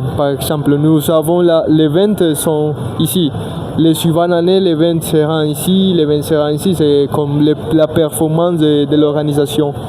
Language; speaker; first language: French; non-native, learner; Spanish